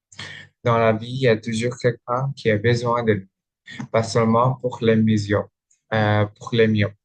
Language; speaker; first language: French; non-native, learner; Indonesian